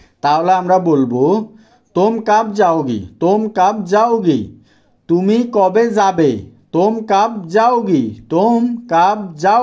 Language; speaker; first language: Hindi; non-native, fluent; Bangla